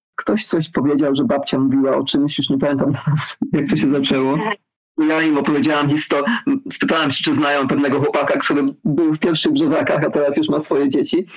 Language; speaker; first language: Polish; early bilingual, heritage; Polish